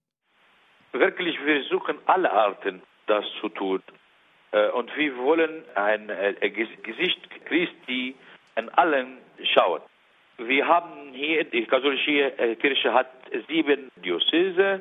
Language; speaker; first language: German; non-native, learner; Arabic